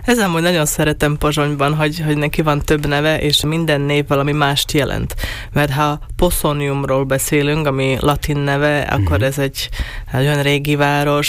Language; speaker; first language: Hungarian; non-native, local second language; Slovak